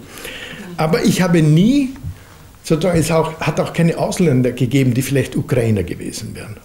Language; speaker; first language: German; native; German